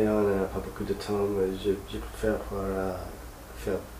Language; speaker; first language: French; non-native, learner; English